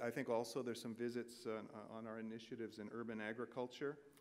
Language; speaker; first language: English; native; English